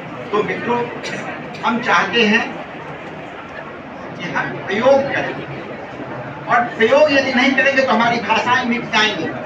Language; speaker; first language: Hindi; native; Hindi